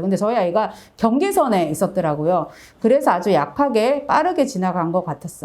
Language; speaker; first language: Korean; native; Korean